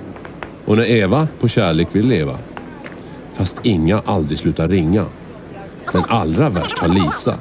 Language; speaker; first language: Swedish; native; Swedish